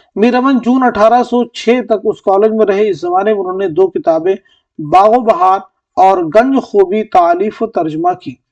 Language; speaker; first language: Urdu; native; Urdu